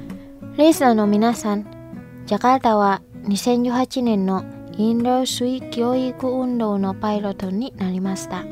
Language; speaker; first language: Japanese; non-native, fluent; Indonesian